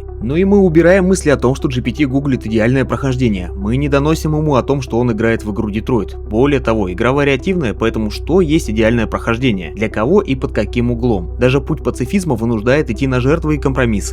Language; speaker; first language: Russian; native; Russian